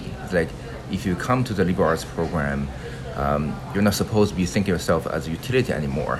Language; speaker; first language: English; non-native, fluent; Chinese